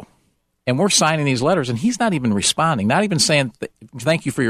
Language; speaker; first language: English; native; English